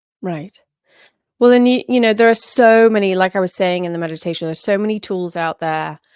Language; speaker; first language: English; native; English